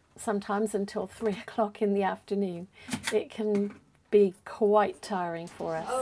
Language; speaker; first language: English; native; English